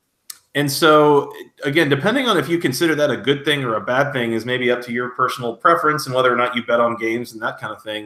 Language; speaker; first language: English; native; English